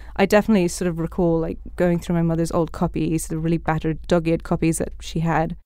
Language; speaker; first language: English; early bilingual, other home language; Spanish